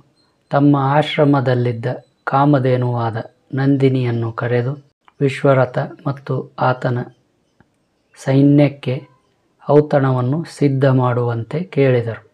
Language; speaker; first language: Kannada; native; Kannada